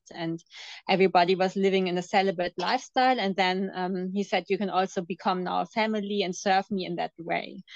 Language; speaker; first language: English; non-native, fluent; German